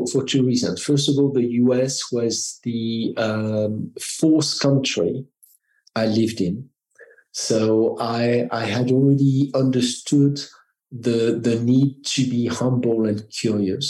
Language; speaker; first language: English; non-native, fluent; French